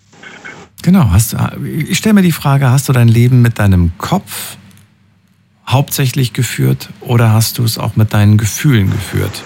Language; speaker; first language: German; native; German